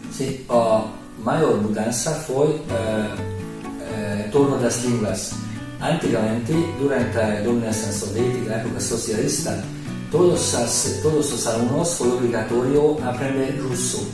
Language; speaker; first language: Portuguese; non-native, learner; Hungarian